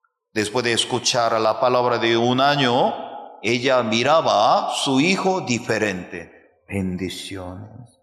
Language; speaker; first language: Spanish; non-native, fluent; Korean